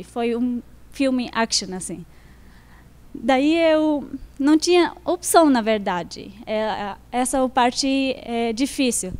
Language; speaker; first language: Portuguese; non-native, fluent; Arabic